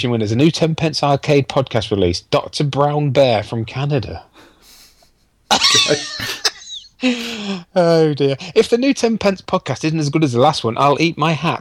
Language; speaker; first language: English; native; English